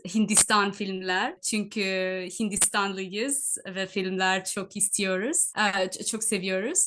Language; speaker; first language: Turkish; non-native, fluent; Telugu